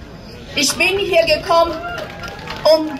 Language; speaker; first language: German; non-native, fluent; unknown